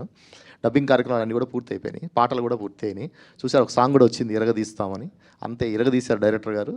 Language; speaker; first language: Telugu; native; Telugu